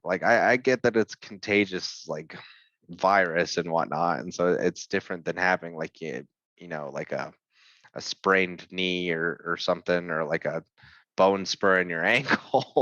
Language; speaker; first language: English; native; English